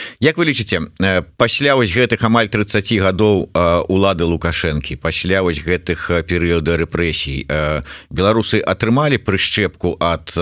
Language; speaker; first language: Belarusian; non-native, local second language; Russian